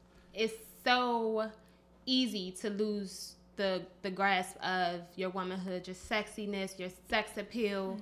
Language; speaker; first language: English; native; English